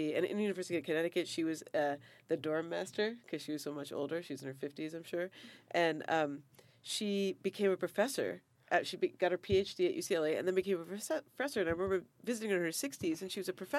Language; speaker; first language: English; native; English